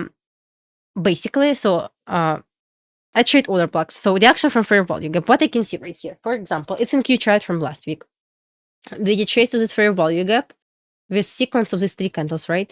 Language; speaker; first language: English; non-native, fluent; Russian